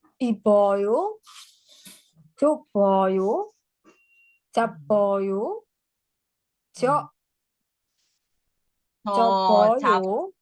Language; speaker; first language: Korean; non-native, learner; Burmese